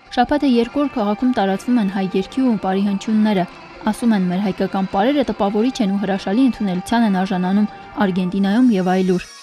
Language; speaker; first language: Armenian; native; Armenian